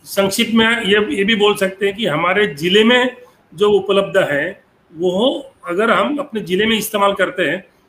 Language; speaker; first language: Hindi; non-native, local second language; Marathi